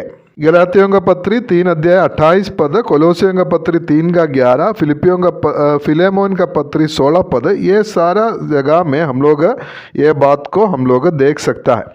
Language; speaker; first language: Hindi; non-native, local second language; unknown